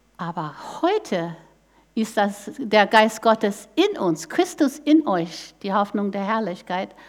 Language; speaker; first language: German; non-native, fluent; English